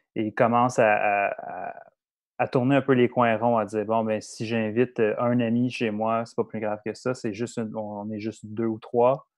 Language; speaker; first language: French; native; French